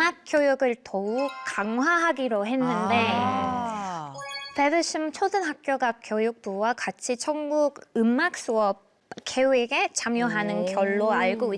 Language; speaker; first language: Korean; non-native, fluent; English